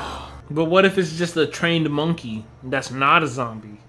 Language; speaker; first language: English; native; English